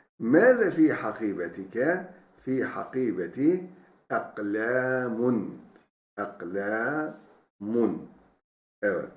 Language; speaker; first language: Arabic; non-native, fluent; Turkish